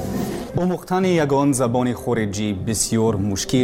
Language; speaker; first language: Persian; non-native, learner; English